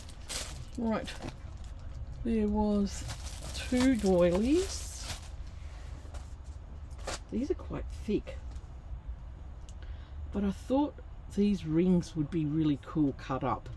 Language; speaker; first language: English; native; English